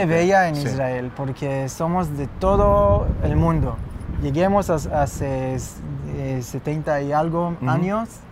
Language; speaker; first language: Spanish; non-native, fluent; Hebrew